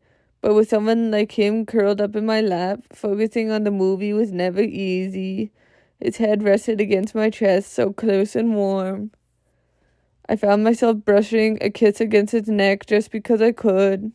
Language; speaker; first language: English; native; English